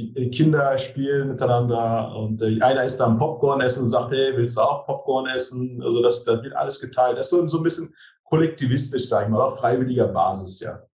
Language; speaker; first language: German; native; German